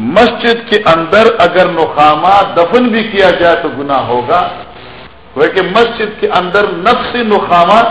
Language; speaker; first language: Urdu; non-native, local second language; Pashto